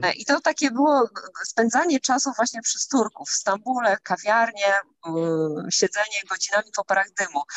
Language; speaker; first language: Polish; native; Polish